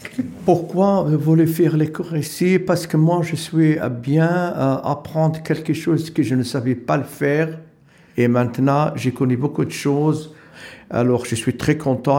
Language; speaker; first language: French; non-native, learner; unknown